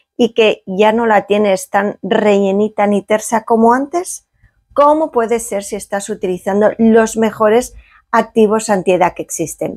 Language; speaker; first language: Spanish; native; Spanish